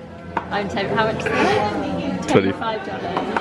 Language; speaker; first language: English; native; English